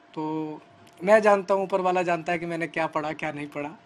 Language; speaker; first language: Hindi; native; Hindi